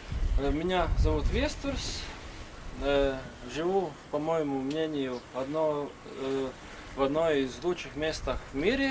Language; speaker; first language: Russian; non-native, learner; Latvian